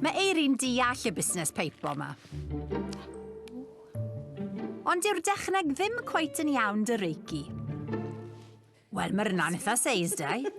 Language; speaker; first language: Welsh; native; Welsh